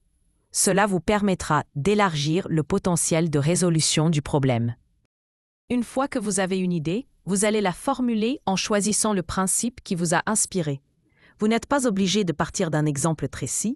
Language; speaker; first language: French; native; French